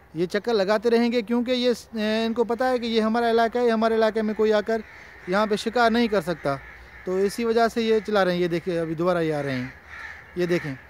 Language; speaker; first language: Urdu; non-native, local second language; Sindhi